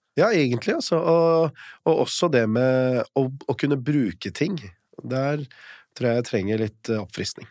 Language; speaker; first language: Norwegian; early bilingual, other home language; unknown